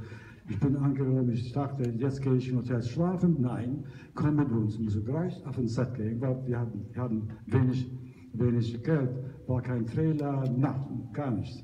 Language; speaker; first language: German; non-native, learner; Italian